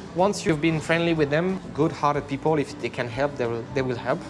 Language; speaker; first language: English; non-native, fluent; French